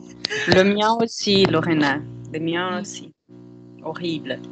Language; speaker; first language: French; non-native, fluent; Portuguese